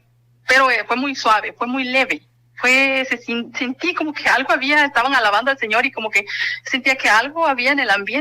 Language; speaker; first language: Spanish; native; Spanish